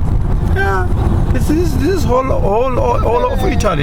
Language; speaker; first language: English; non-native, local second language; Zulu